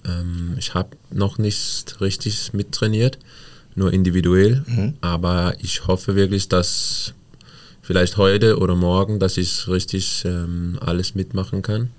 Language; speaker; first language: German; non-native, fluent; Danish